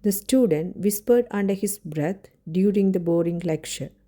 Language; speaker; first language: English; non-native, local second language; Tamil